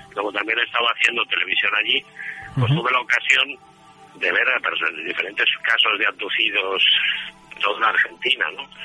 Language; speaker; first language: Spanish; native; Spanish